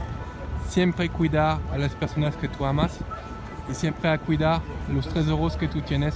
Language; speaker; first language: Spanish; non-native, learner; French